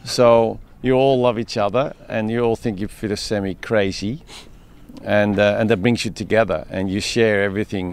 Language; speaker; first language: English; native; English